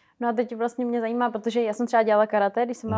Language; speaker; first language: Czech; native; Czech